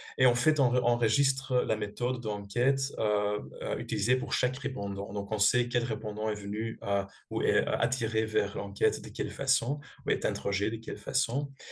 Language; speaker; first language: French; non-native, fluent; Dutch